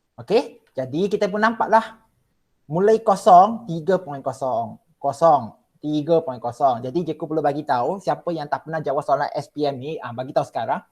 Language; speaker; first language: Malay; non-native, local second language; Chinese